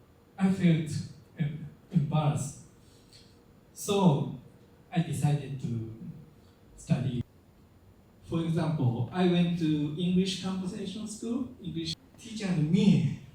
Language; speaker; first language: English; non-native, fluent; Japanese